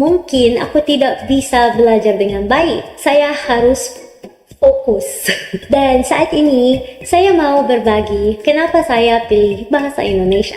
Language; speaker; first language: Indonesian; non-native, learner; Filipino